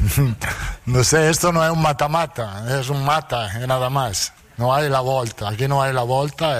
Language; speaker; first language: Portuguese; non-native, learner; Italian